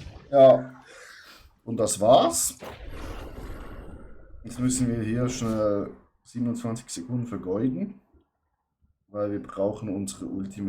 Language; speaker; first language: German; native; German